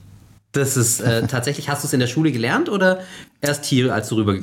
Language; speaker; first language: German; native; German